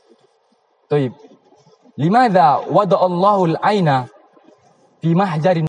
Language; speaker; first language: Arabic; non-native, learner; Indonesian